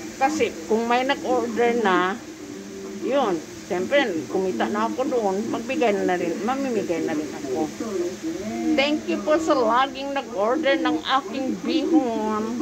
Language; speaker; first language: Filipino; non-native, local second language; Cebuano